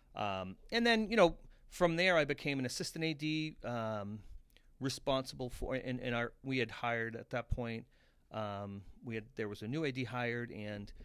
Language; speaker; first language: English; native; English